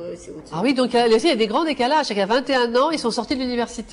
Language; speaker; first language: French; native; French